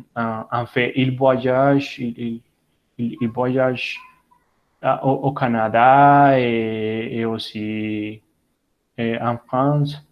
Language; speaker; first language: French; non-native, learner; Spanish